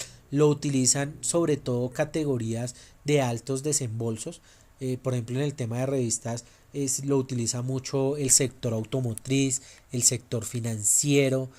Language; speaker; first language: Spanish; native; Spanish